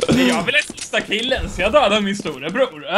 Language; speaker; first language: Swedish; native; Swedish